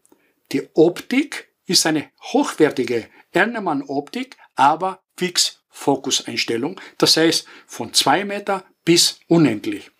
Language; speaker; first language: German; non-native, fluent; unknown